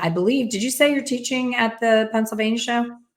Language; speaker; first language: English; native; English